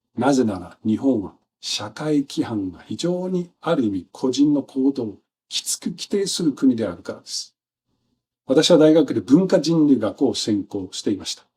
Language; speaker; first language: Japanese; non-native, fluent; Danish